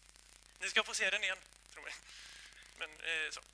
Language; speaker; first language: Swedish; native; Swedish